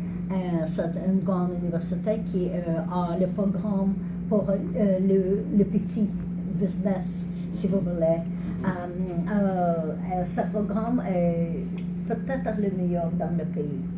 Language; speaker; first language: French; non-native, learner; English